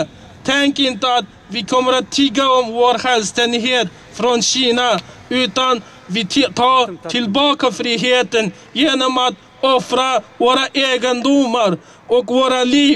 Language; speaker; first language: Swedish; non-native, fluent; Uyghur